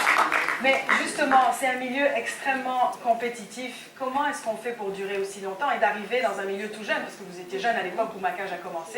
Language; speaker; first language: French; native; French